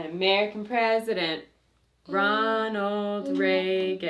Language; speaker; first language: English; native; English